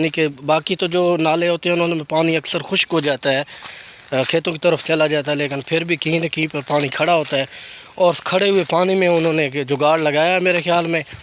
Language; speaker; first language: Urdu; non-native, local second language; Punjabi